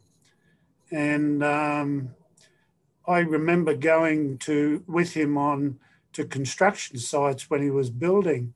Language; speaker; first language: English; native; English